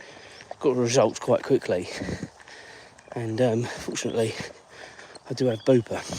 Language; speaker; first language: English; native; English